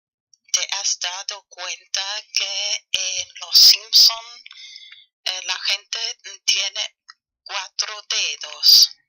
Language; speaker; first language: Spanish; non-native, learner; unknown